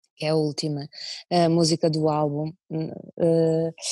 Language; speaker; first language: Portuguese; early bilingual, other home language; Russian